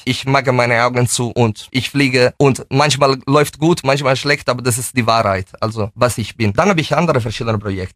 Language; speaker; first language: German; non-native, fluent; Italian